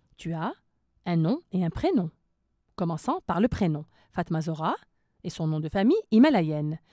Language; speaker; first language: French; non-native, local second language; Arabic